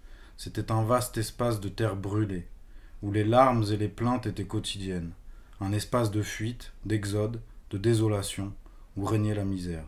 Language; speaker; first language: French; native; French